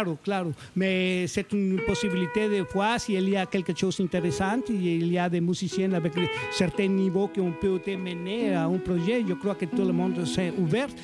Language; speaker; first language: French; non-native, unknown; Spanish